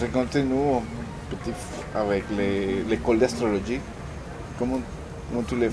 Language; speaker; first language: French; non-native, learner; Spanish